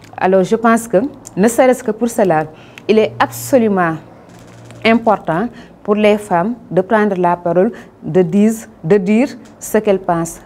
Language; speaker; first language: French; non-native, local second language; Wolof